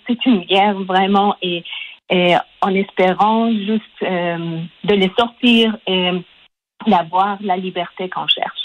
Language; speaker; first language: French; non-native, local second language; Persian